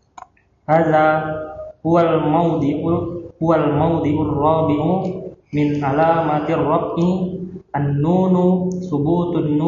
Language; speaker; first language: Arabic; non-native, learner; Indonesian